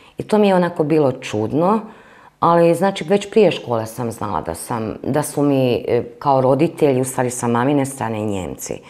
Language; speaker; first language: Croatian; non-native, local second language; Hungarian